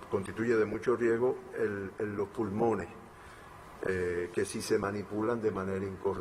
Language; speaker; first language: Spanish; native; Spanish